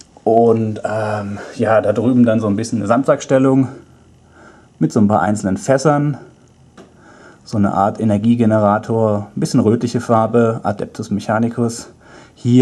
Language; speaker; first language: German; native; German